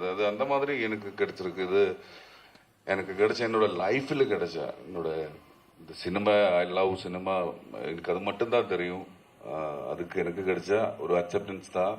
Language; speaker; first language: Tamil; non-native, learner; Malayalam